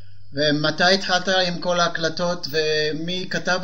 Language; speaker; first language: Hebrew; native; Hebrew